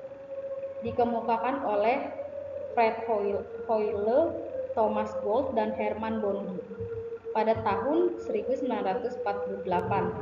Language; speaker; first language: Indonesian; native; Indonesian